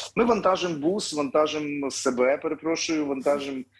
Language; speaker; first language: Ukrainian; native; Ukrainian